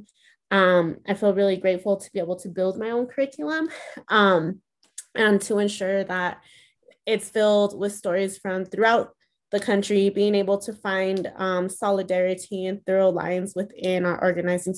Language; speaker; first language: English; early bilingual, other home language; Spanish